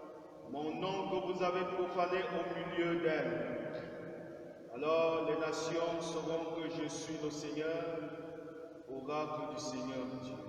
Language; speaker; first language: French; native; French